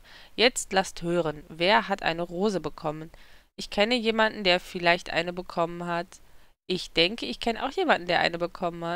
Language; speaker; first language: German; native; German